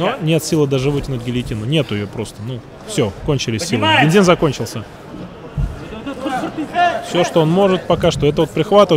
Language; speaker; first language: Russian; native; Russian